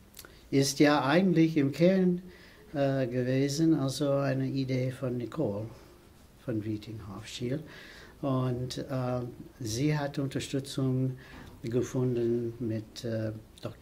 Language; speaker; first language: German; non-native, fluent; English